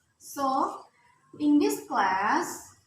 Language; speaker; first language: English; non-native, learner; Indonesian